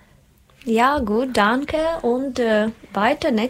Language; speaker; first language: German; non-native, learner; Russian